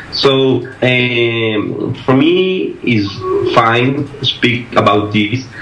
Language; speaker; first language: English; non-native, learner; Spanish